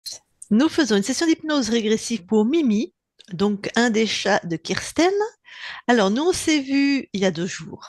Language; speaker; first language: French; native; French